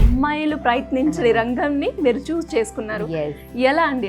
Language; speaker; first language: Telugu; native; Telugu